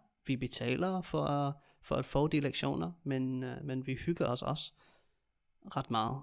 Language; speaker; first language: Danish; native; Danish